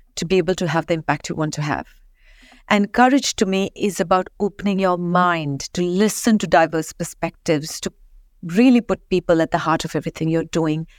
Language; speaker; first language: English; non-native, local second language; Marathi